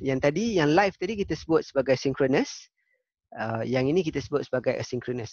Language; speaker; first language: Malay; native; Malay